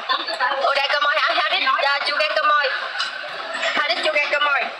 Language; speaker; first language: Indonesian; non-native, learner; Vietnamese